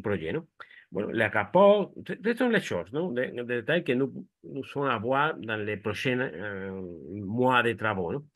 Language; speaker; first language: French; non-native, fluent; Spanish